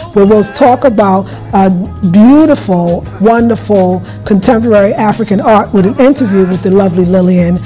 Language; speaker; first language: English; native; English